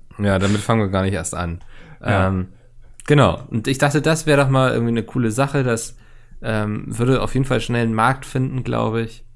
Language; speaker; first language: German; native; German